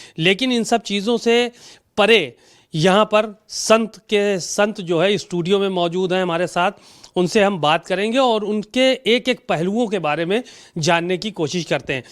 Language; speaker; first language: Hindi; native; Hindi